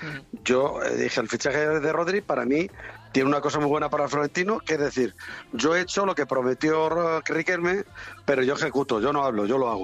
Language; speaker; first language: Spanish; native; Spanish